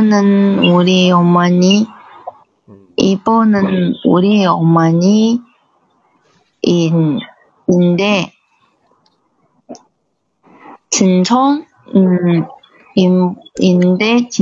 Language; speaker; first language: Korean; non-native, learner; Chinese